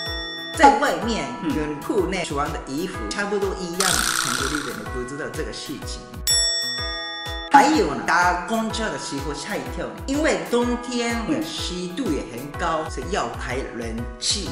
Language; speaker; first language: Chinese; non-native, fluent; Japanese